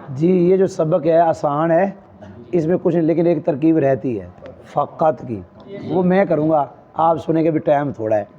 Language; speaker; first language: Urdu; non-native, local second language; Saraiki